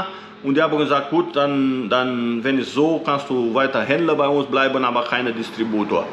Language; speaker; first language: German; non-native, fluent; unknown